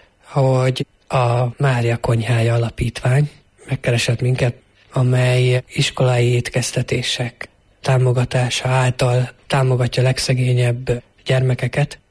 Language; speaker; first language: Hungarian; native; Hungarian